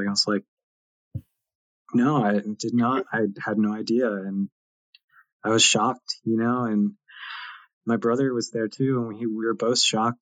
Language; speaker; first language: English; native; English